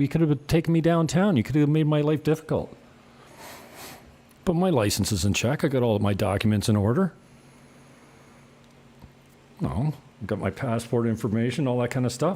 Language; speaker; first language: English; native; English